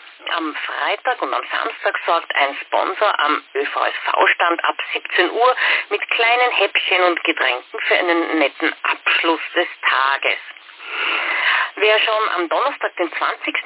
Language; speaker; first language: German; native; German